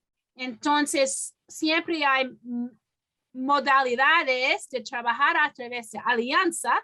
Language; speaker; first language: Spanish; non-native, fluent; English